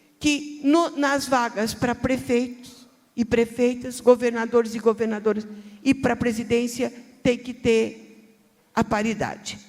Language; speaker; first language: Portuguese; native; Portuguese